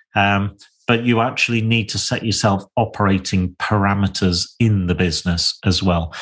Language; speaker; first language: English; native; English